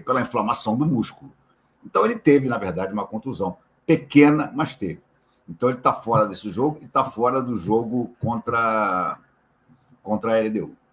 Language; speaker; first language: Portuguese; native; Portuguese